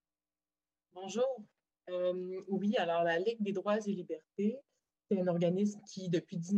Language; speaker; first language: French; native; French